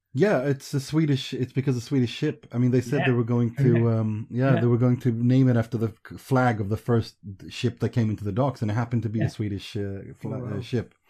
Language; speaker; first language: English; early bilingual, other home language; Persian